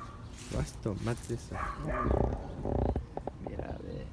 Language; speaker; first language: Spanish; early bilingual, heritage; English